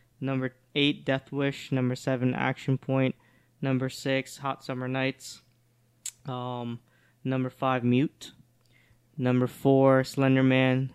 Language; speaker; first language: English; native; English